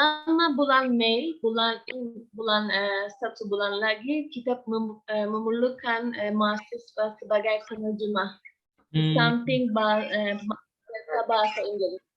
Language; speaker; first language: Indonesian; non-native, learner; Turkish